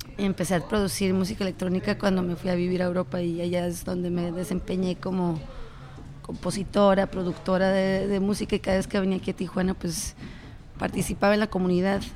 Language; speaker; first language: Spanish; native; Spanish